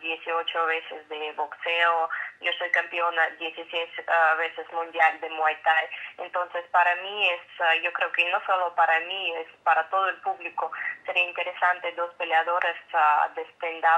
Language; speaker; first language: Spanish; non-native, fluent; Russian